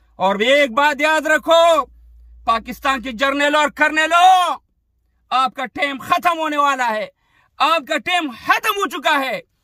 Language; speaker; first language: Urdu; non-native, fluent; Pashto